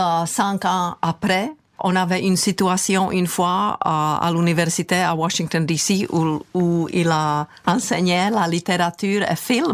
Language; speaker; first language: French; non-native, fluent; Czech